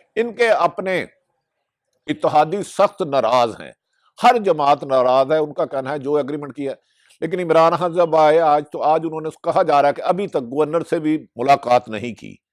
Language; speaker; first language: Urdu; non-native, local second language; Punjabi